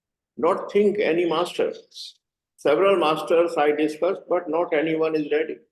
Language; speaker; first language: English; non-native, learner; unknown